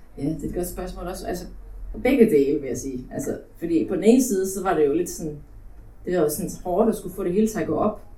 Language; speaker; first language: Danish; early bilingual, other home language; Polish